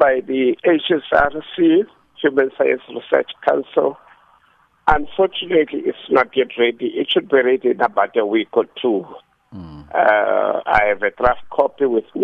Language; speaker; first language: English; non-native, local second language; Xhosa